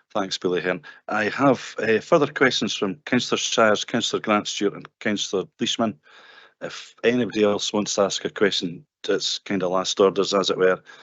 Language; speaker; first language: English; native; English